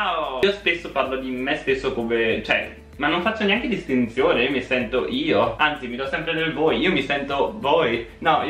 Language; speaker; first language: Italian; native; Italian